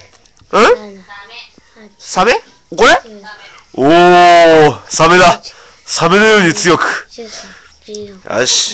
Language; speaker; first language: Japanese; native; Japanese